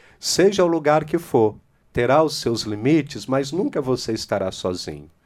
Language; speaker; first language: Portuguese; native; Portuguese